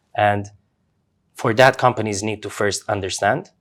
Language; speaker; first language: English; non-native, fluent; Romanian